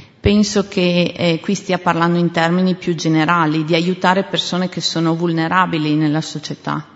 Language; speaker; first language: Italian; native; Italian